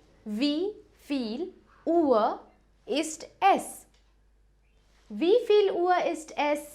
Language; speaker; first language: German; non-native, fluent; Hindi